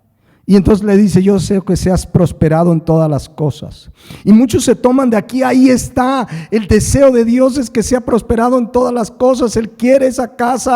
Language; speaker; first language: Spanish; native; Spanish